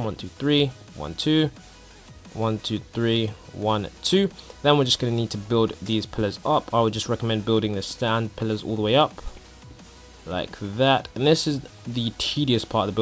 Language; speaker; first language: English; native; English